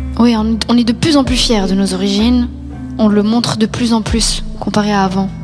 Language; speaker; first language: French; early bilingual, other home language; Arabic